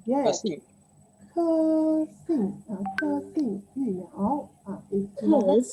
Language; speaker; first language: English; non-native, local second language; Chinese